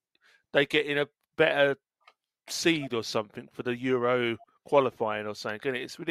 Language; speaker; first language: English; native; English